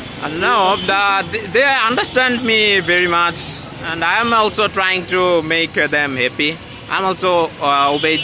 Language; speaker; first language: English; non-native, learner; Bangla